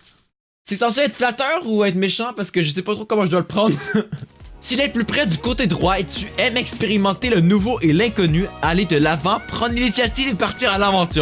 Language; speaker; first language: French; native; French